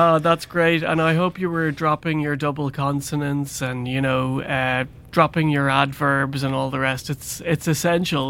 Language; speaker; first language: English; native; English